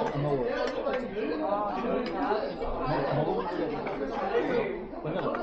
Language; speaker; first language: Korean; non-native, learner; Bangla